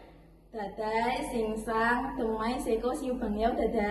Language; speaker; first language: Cantonese; non-native, learner; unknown